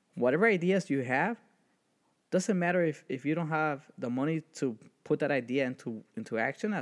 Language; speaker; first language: English; early bilingual, other home language; Spanish